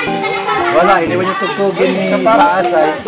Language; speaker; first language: Filipino; native; Filipino